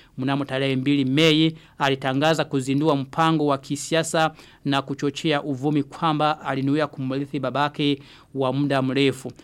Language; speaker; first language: Swahili; non-native, local second language; Rundi